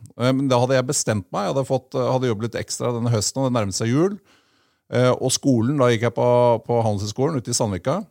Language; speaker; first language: Norwegian; native; Norwegian